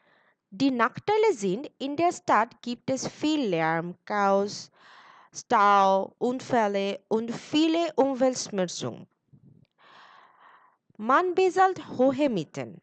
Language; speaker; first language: German; non-native, learner; Bangla